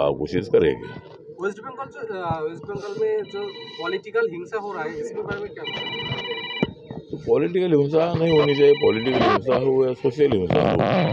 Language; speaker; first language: Hindi; non-native, local second language; Marathi